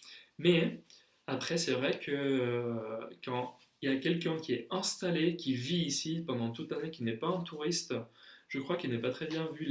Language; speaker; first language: French; non-native, fluent; Spanish